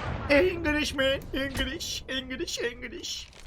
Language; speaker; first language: English; non-native, learner; Turkish